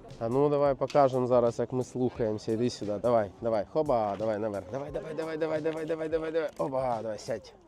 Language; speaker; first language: Ukrainian; native; Ukrainian